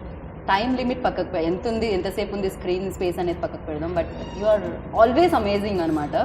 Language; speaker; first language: Telugu; native; Telugu